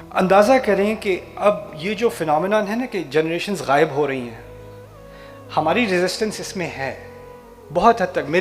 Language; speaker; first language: Urdu; early bilingual, heritage; Urdu